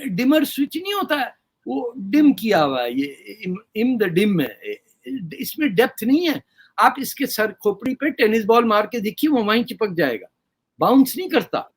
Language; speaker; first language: Urdu; native; Urdu